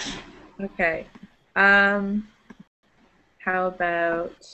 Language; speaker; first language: English; native; English